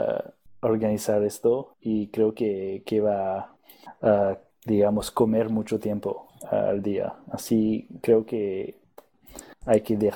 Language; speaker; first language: Spanish; non-native, fluent; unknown